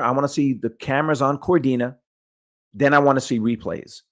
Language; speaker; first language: English; native; English